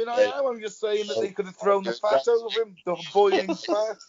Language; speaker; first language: English; native; English